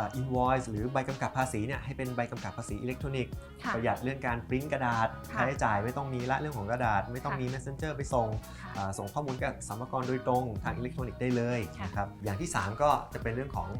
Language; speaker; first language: Thai; native; Thai